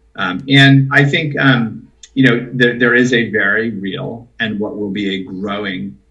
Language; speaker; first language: English; native; English